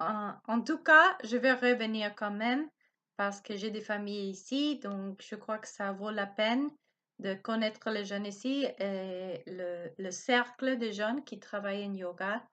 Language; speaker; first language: French; non-native, learner; Spanish